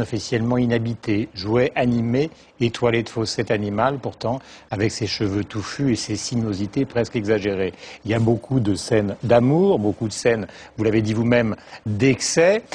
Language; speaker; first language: French; native; French